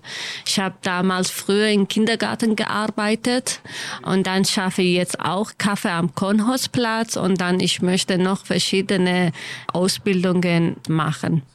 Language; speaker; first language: German; non-native, learner; Kurdish